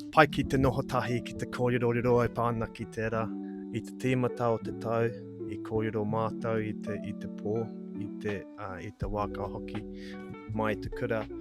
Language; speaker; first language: Māori; non-native, local second language; English